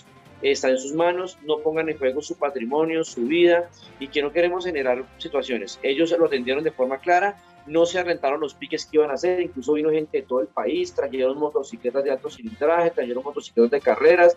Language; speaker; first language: Spanish; native; Spanish